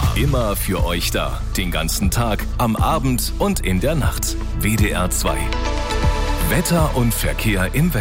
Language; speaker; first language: German; native; German